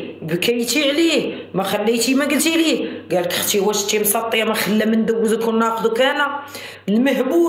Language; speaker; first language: Arabic; native; Arabic